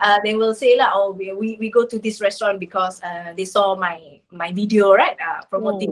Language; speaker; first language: English; non-native, local second language; Malay